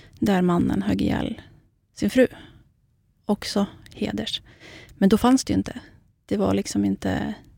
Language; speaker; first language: Swedish; early bilingual, other home language; Central Kurdish